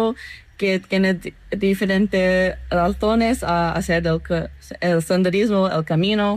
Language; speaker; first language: Spanish; non-native, learner; English